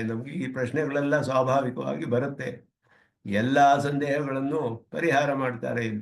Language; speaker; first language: Kannada; native; Kannada